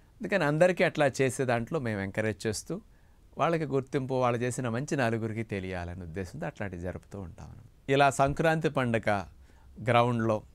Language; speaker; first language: Telugu; native; Telugu